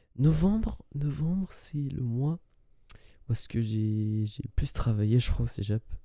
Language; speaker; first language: French; early bilingual, other home language; Arabic